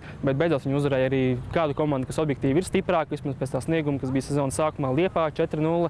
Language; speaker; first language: Latvian; native; Latvian